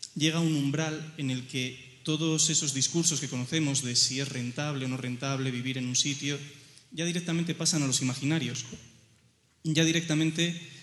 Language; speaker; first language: Spanish; native; Spanish